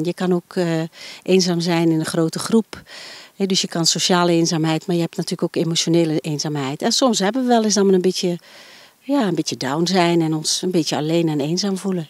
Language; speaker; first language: Dutch; native; Dutch